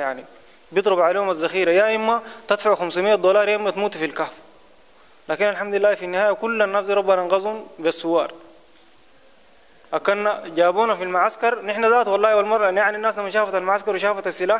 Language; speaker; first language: Arabic; native; Arabic